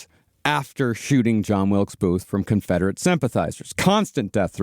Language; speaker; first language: English; native; English